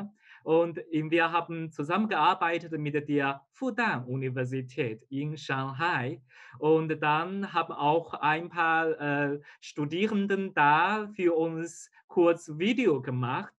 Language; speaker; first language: German; non-native, fluent; Chinese